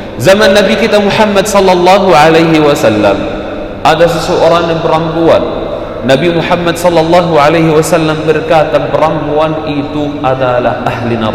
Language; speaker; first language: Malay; non-native, fluent; Arabic